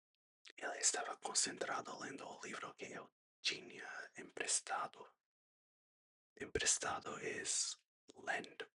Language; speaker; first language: Portuguese; non-native, learner; English